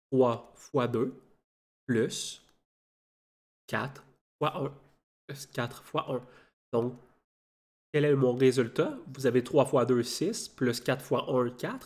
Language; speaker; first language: French; native; French